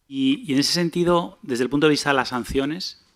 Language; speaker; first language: Spanish; native; Spanish